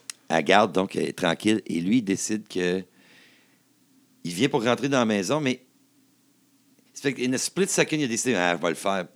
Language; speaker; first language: French; native; French